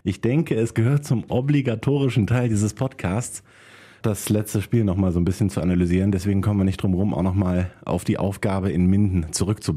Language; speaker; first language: German; native; German